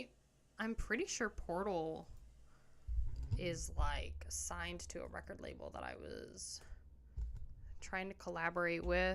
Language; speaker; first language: English; native; English